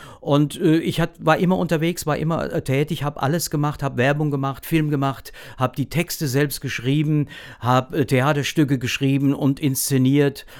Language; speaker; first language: German; native; German